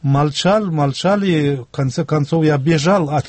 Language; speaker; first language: Russian; non-native, local second language; Turkmen